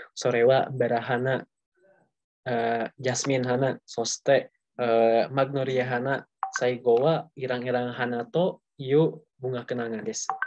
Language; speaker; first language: Japanese; non-native, learner; Indonesian